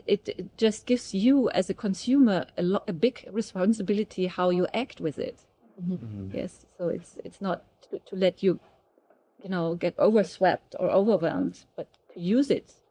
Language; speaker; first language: English; non-native, fluent; German